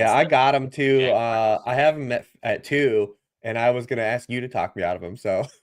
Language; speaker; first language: English; native; English